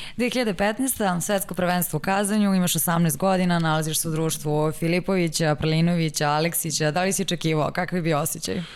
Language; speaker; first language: Serbian; native; Serbian